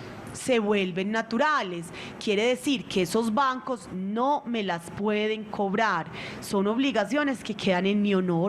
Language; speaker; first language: Spanish; native; Spanish